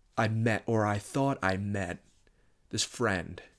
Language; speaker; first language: English; native; English